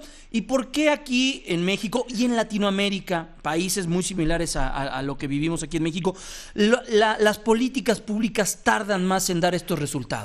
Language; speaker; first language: Spanish; native; Spanish